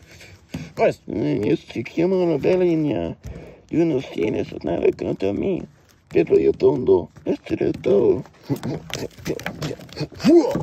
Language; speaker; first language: Spanish; non-native, learner; English